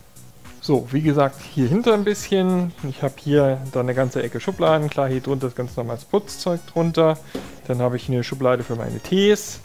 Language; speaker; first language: German; native; German